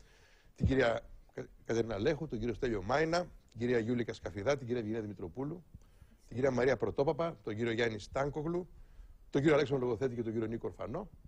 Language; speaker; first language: Greek; native; Greek